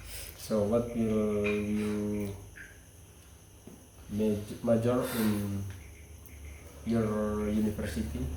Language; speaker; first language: English; non-native, learner; Indonesian